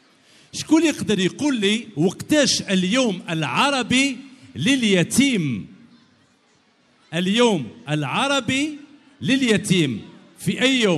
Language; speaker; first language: Arabic; native; Arabic